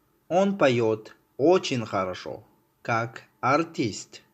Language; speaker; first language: Russian; non-native, fluent; Tajik